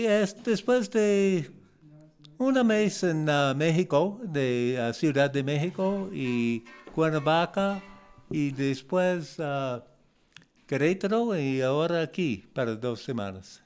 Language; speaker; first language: Spanish; non-native, learner; English